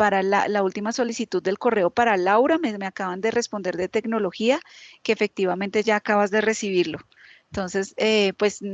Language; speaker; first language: Spanish; native; Spanish